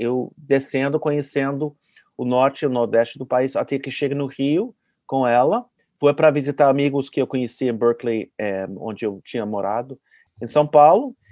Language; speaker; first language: Portuguese; non-native, fluent; English